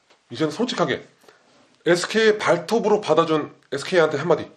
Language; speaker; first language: Korean; native; Korean